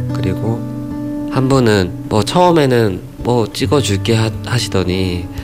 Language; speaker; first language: Korean; native; Korean